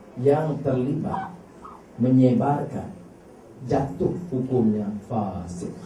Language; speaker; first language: Malay; native; Malay